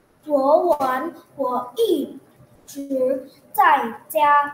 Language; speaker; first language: Chinese; non-native, learner; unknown